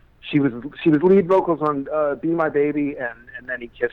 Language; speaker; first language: English; native; English